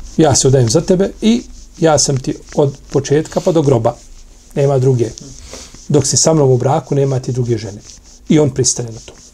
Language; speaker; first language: Bosnian; native; Bosnian